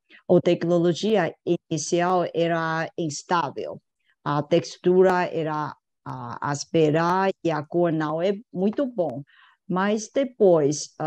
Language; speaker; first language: Portuguese; non-native, fluent; Chinese